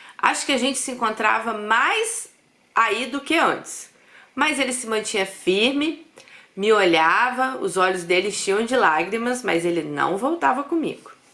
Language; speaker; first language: Portuguese; native; Portuguese